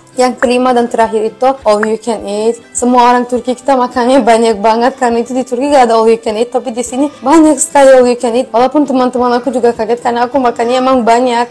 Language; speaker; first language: Indonesian; non-native, fluent; Turkish